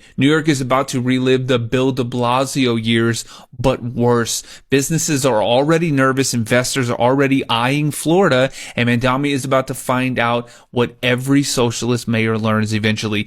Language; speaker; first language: English; native; English